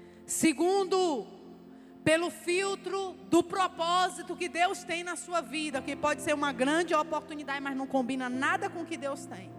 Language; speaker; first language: Portuguese; native; Portuguese